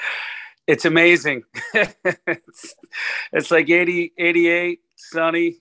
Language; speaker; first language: English; native; English